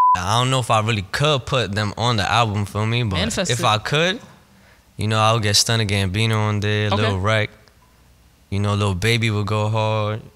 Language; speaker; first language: English; native; English